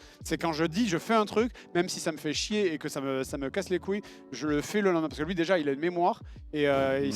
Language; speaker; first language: French; native; French